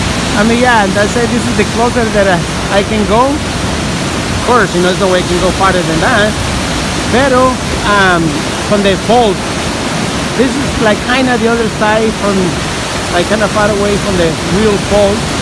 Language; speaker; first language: English; non-native, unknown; Spanish